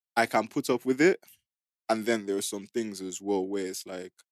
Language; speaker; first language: English; non-native, local second language; Igbo